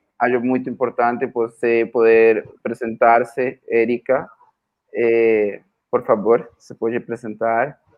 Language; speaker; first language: Portuguese; non-native, fluent; Spanish